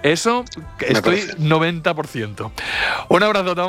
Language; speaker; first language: Spanish; native; Spanish